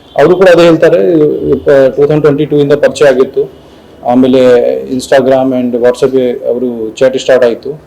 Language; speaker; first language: Kannada; non-native, local second language; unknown